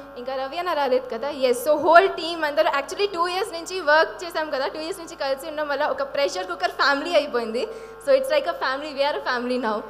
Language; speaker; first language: Telugu; non-native, local second language; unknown